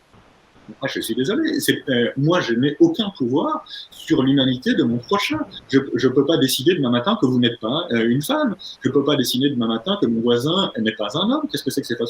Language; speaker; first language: French; native; French